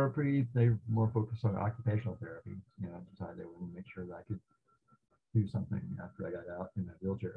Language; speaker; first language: English; native; English